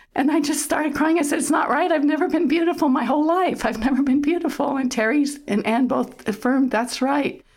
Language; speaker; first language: English; early bilingual, other home language; German